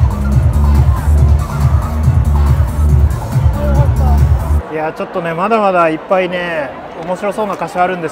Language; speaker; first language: Japanese; native; Japanese